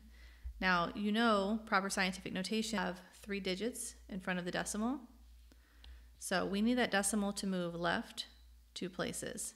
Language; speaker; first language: English; native; English